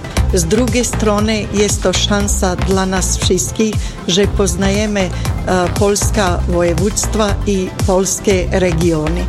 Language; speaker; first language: Polish; non-native, fluent; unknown